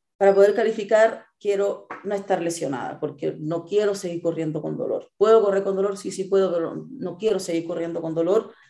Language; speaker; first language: Spanish; native; Spanish